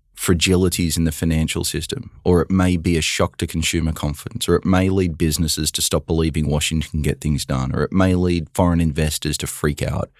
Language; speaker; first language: English; native; English